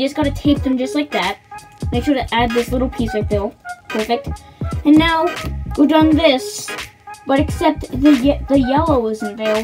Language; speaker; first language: English; native; English